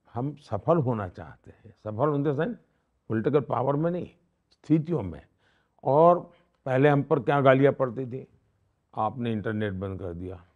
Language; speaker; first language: Hindi; non-native, local second language; Gujarati